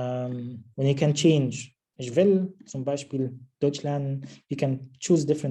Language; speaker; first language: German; non-native, fluent; Arabic